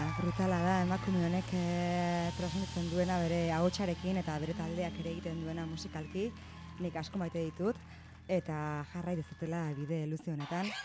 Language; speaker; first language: Basque; native; Basque